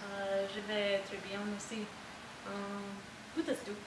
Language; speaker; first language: French; non-native, learner; English